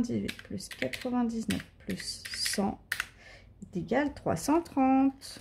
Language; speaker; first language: French; native; French